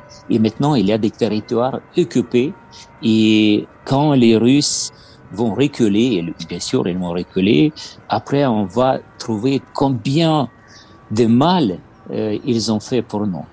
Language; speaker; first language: French; non-native, fluent; Ukrainian